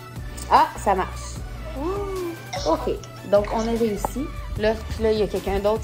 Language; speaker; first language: French; native; French